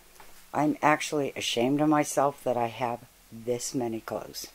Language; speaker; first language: English; native; English